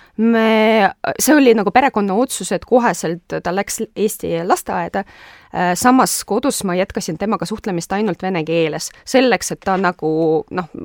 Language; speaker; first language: Estonian; non-native, local second language; Russian